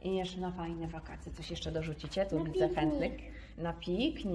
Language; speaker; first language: Polish; native; Polish